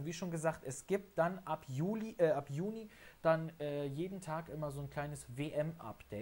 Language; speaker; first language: German; native; German